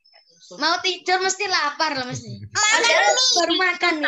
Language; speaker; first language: Malay; native; Malay